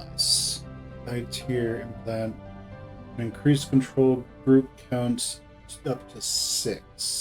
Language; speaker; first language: English; native; English